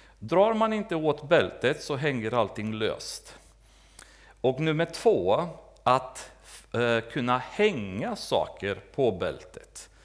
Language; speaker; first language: Swedish; native; Swedish